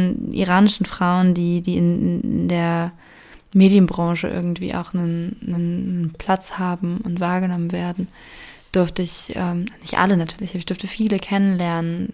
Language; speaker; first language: German; native; German